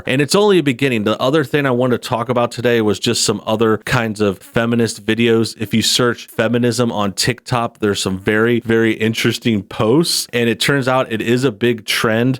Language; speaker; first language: English; native; English